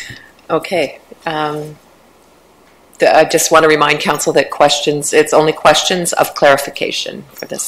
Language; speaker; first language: English; native; English